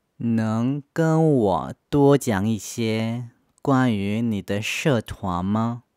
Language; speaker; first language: Chinese; non-native, fluent; Korean